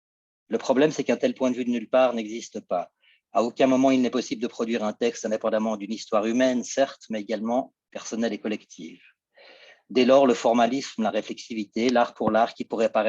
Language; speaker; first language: French; native; French